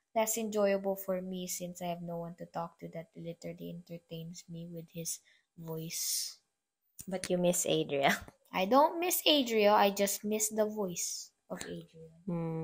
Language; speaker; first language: English; non-native, local second language; Filipino